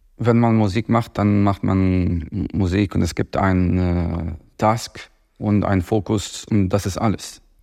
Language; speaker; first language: German; non-native, fluent; Arabic